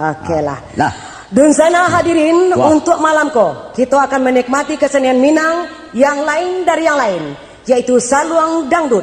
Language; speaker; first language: Indonesian; non-native, local second language; Minangkabau